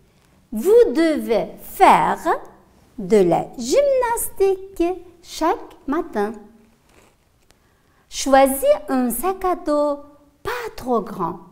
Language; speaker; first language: French; non-native, fluent; Uzbek